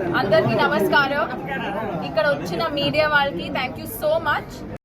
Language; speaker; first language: Telugu; non-native, learner; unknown